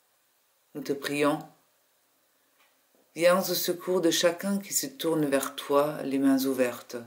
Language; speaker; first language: French; native; French